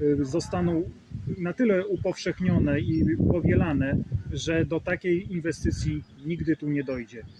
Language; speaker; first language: Polish; native; Polish